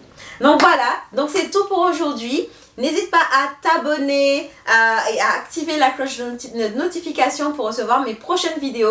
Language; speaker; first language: French; native; French